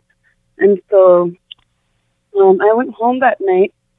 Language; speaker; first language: English; non-native, fluent; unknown